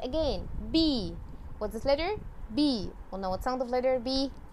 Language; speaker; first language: English; non-native, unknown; Arabic